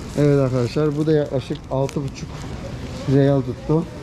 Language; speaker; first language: Turkish; native; Turkish